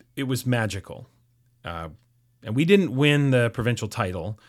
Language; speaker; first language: English; native; English